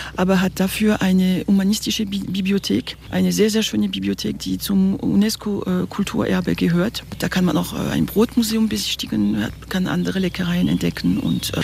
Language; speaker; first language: German; non-native, local second language; French